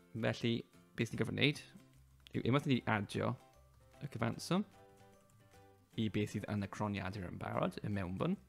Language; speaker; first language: Welsh; native; Welsh